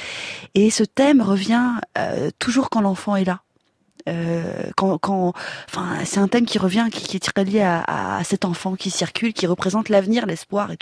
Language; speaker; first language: French; native; French